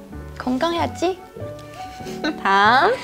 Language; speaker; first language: Korean; non-native, fluent; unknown